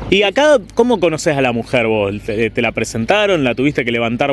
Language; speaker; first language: Spanish; native; Spanish